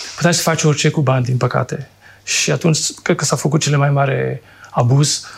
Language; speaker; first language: Romanian; non-native, fluent; French